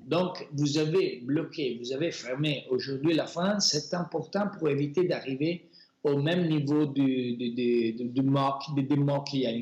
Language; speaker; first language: French; non-native, fluent; Italian